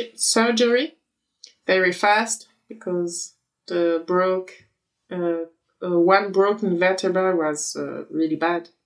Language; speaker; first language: English; non-native, fluent; French